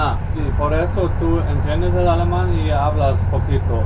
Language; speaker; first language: Spanish; non-native, fluent; Polish